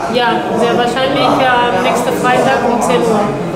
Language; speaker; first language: German; non-native, fluent; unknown